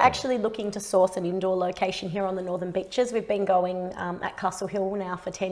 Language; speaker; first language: English; native; English